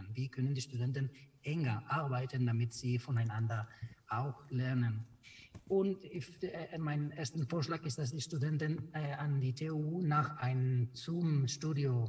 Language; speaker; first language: German; non-native, fluent; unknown